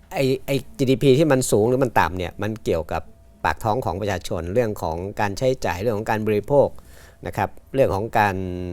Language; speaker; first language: Thai; native; Thai